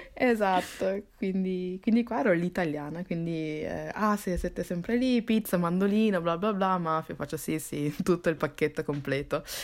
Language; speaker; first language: Italian; early bilingual, other home language; Somali